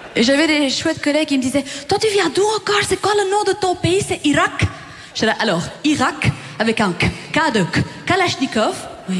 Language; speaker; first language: French; early bilingual, other home language; Persian